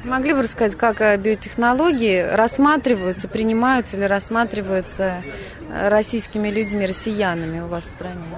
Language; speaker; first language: Russian; native; Russian